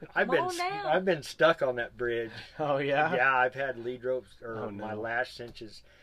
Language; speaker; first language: English; native; English